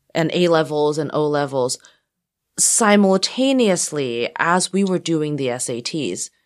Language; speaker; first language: English; non-native, local second language; Cantonese